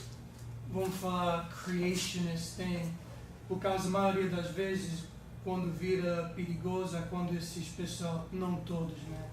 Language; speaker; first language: Portuguese; early bilingual, heritage; English